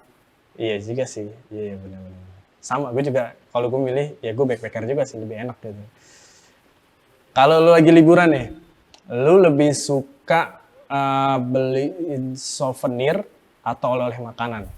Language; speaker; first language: Indonesian; native; Indonesian